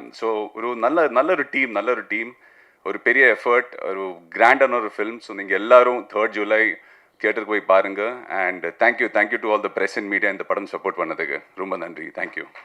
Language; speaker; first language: Tamil; non-native, fluent; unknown